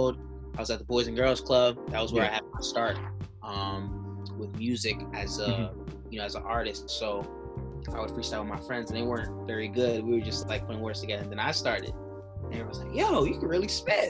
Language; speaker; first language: English; native; English